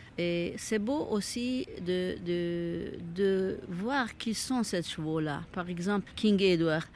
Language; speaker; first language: French; non-native, fluent; Italian